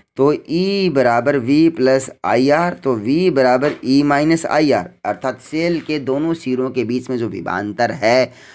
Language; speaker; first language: Hindi; native; Hindi